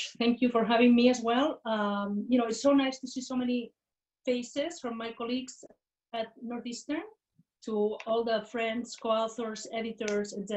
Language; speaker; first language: English; non-native, fluent; Spanish